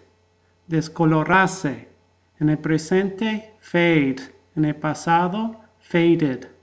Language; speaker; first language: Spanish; non-native, fluent; English